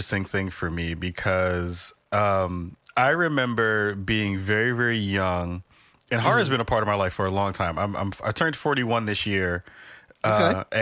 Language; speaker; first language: English; native; English